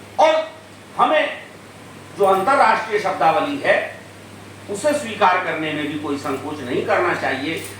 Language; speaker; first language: Hindi; native; Hindi